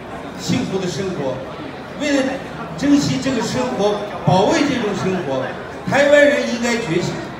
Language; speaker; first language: Chinese; non-native, local second language; Uyghur